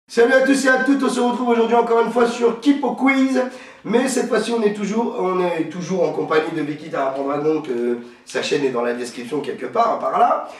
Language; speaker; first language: French; native; French